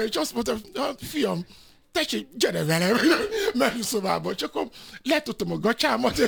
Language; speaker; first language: Hungarian; non-native, fluent; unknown